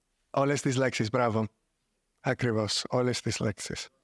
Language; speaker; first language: Greek; non-native, fluent; English